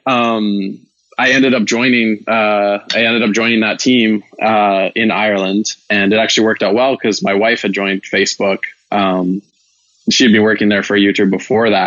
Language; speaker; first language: English; native; English